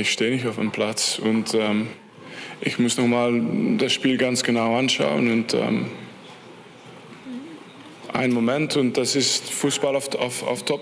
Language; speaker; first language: German; non-native, fluent; French